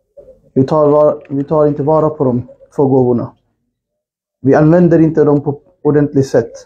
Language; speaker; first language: Swedish; non-native, fluent; Urdu